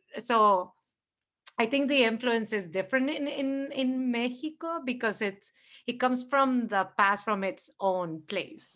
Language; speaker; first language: English; early bilingual, other home language; Spanish